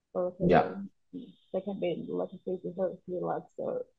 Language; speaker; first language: English; non-native, fluent; Italian